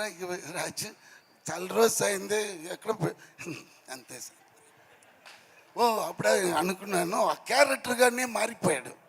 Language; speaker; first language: Telugu; non-native, fluent; Tamil